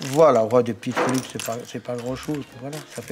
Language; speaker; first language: French; native; French